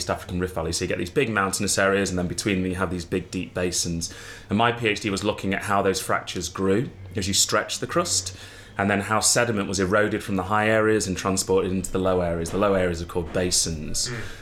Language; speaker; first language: English; native; English